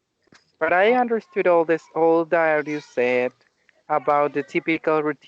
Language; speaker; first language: English; non-native, learner; Spanish